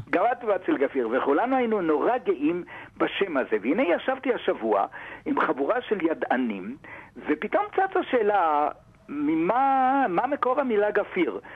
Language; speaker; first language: Hebrew; native; Hebrew